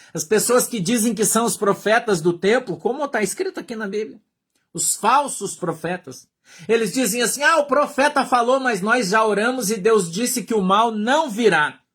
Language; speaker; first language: Portuguese; native; Portuguese